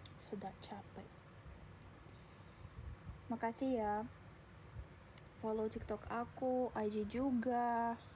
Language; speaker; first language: Indonesian; non-native, learner; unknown